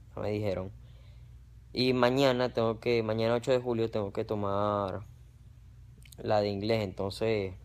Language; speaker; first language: Spanish; native; Spanish